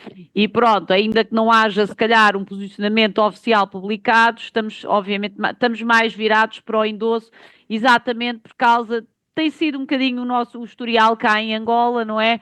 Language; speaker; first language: Portuguese; native; Portuguese